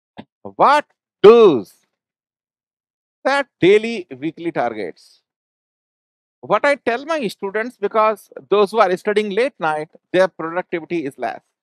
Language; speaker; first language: English; non-native, local second language; Hindi